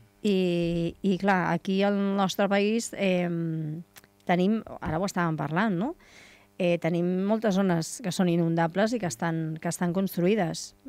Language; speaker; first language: Catalan; native; Catalan